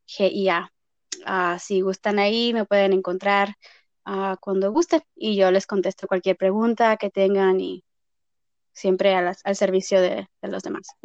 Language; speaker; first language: Spanish; early bilingual, heritage; Spanish